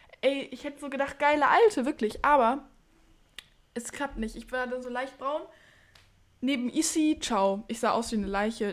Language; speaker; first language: German; native; German